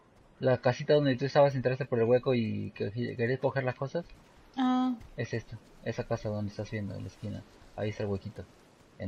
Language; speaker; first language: Spanish; non-native, fluent; Portuguese